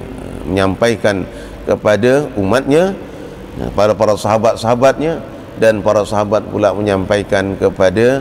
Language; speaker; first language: Malay; native; Malay